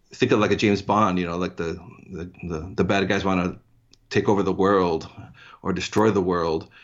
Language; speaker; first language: English; early bilingual, heritage; English